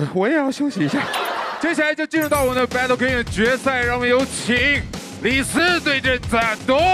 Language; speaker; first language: Chinese; native; Chinese